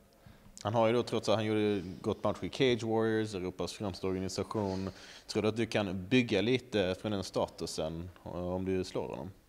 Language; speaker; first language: Swedish; native; Swedish